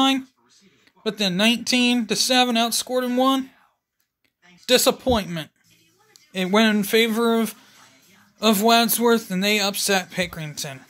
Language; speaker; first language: English; native; English